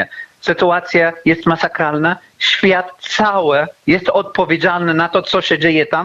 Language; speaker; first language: Polish; non-native, fluent; Arabic